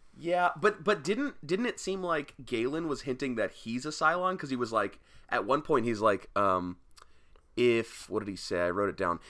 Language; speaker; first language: English; native; English